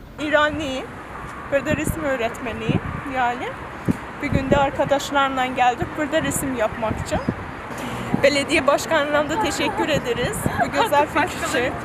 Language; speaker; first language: Turkish; non-native, fluent; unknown